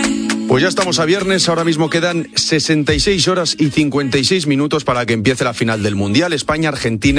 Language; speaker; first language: Spanish; native; Spanish